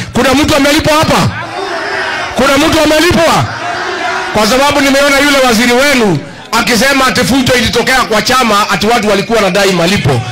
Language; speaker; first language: Swahili; non-native, local second language; Kikuyu